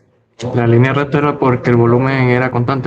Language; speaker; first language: Spanish; native; Spanish